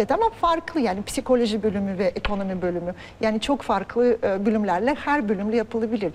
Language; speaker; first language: Turkish; non-native, fluent; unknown